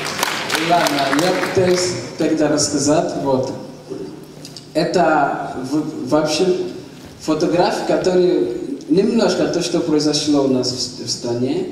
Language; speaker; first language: Russian; native; Russian